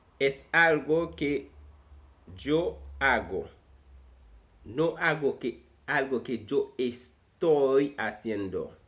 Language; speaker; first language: Spanish; non-native, fluent; Haitian Creole